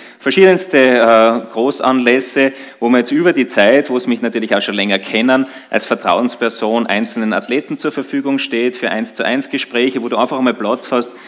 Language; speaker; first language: German; native; German